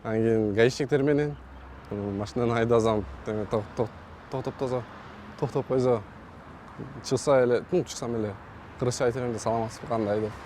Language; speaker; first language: Kyrgyz; non-native, local second language; Russian